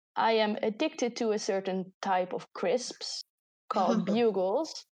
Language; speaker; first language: English; non-native, fluent; Dutch